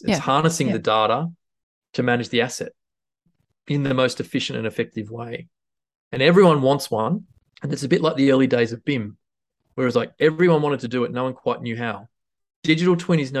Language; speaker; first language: English; native; English